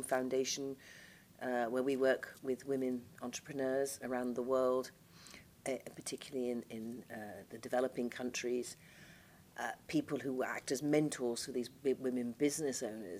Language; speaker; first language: English; native; English